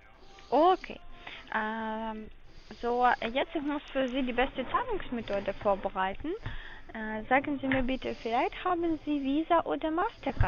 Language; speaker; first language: German; non-native, learner; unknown